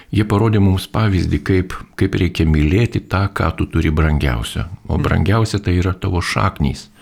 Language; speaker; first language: Lithuanian; native; Lithuanian